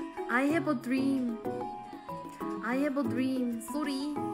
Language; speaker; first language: English; non-native, learner; Korean